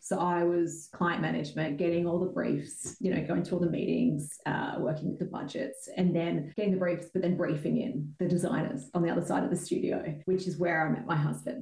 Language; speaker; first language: English; native; English